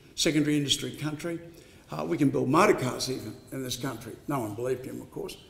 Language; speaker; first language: English; native; English